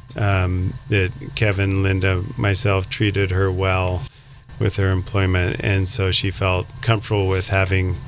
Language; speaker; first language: English; native; English